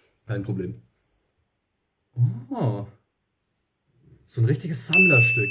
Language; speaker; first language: German; native; German